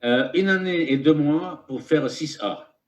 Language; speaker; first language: French; native; French